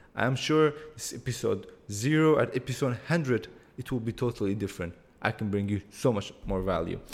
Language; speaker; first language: English; non-native, fluent; Kurdish